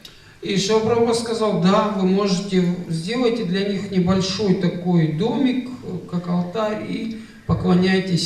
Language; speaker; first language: Russian; native; Russian